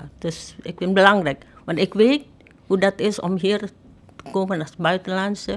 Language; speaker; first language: Dutch; non-native, fluent; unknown